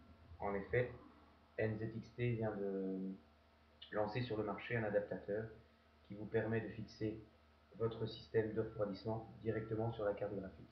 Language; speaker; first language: French; native; French